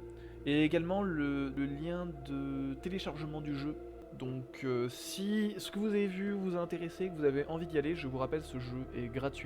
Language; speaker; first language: French; native; French